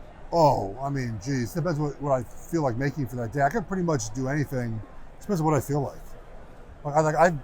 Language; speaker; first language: English; native; English